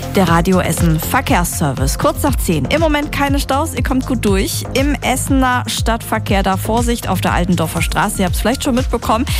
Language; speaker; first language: German; native; German